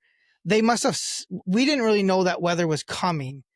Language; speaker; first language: English; native; English